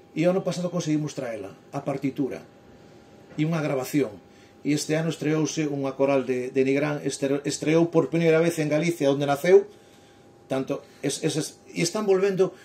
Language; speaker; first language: Galician; native; Galician